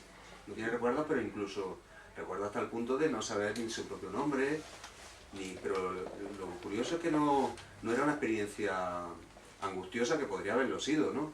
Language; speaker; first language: Spanish; native; Spanish